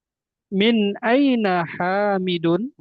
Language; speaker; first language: Arabic; non-native, fluent; Indonesian